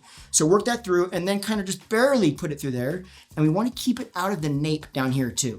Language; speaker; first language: English; native; English